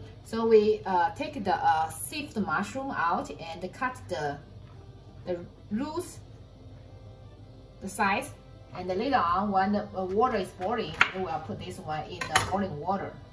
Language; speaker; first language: English; non-native, learner; Chinese